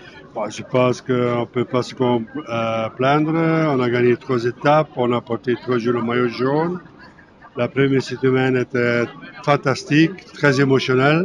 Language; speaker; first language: French; non-native, fluent; Dutch